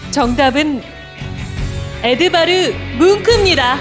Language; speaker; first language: Korean; native; Korean